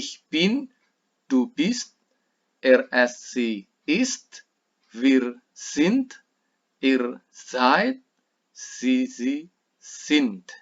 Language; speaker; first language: German; non-native, fluent; Indonesian